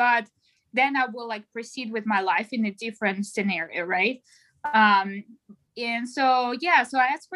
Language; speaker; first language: English; non-native, fluent; Russian